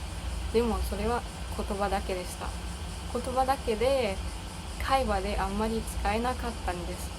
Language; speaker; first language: Japanese; non-native, learner; German